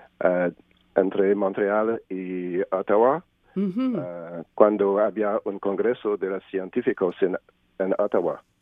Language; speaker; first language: Spanish; non-native, learner; French